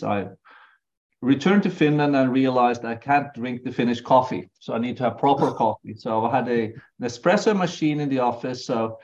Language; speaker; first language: English; non-native, fluent; Norwegian